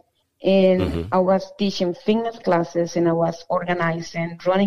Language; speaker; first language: English; non-native, fluent; Spanish